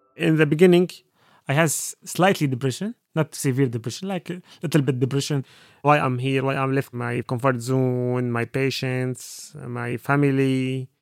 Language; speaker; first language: English; non-native, fluent; Arabic